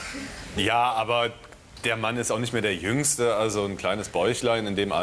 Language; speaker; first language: German; native; German